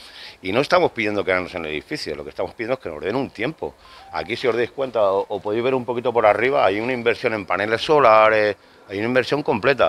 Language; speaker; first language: Spanish; native; Spanish